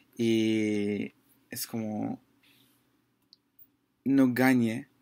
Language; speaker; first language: Spanish; non-native, learner; English